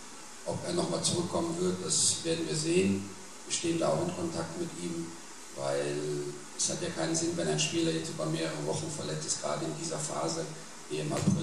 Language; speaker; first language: German; native; German